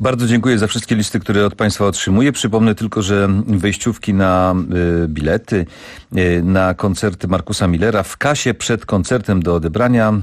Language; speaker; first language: Polish; native; Polish